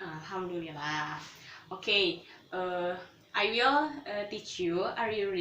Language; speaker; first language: English; non-native, learner; Indonesian